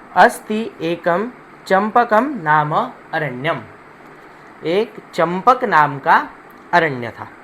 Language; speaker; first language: Hindi; non-native, local second language; Marathi